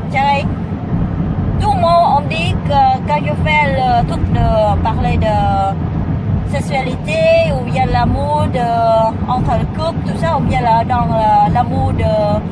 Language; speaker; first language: French; non-native, learner; Vietnamese